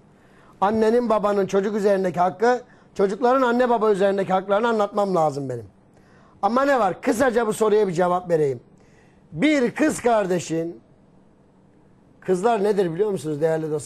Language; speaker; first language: Turkish; native; Turkish